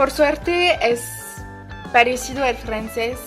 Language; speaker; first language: Spanish; non-native, learner; French